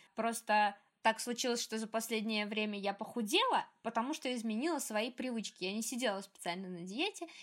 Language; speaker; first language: Russian; native; Russian